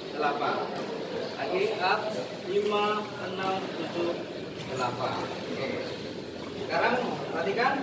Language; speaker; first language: Indonesian; native; Indonesian